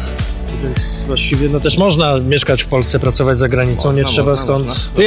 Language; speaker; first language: Polish; native; Polish